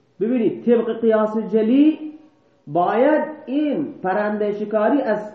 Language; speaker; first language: Persian; non-native, local second language; Baluchi